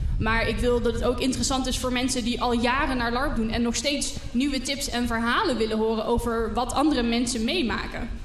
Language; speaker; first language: Dutch; native; Dutch